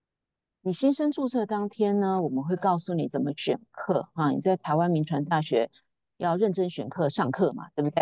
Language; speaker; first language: Chinese; native; Chinese